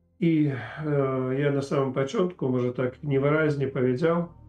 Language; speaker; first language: Polish; non-native, learner; Ukrainian